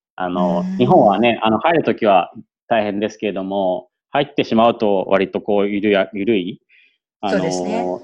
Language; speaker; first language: Japanese; native; Japanese